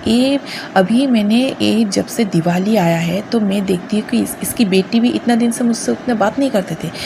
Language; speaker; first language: Hindi; non-native, local second language; Bangla